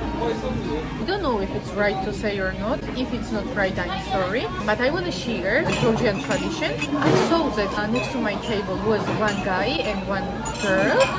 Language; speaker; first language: English; non-native, fluent; Georgian